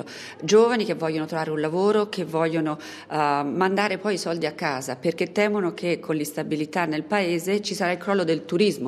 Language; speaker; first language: Italian; native; Italian